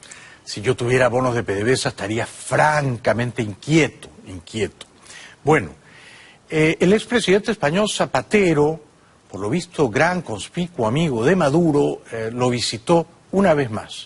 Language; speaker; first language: Spanish; native; Spanish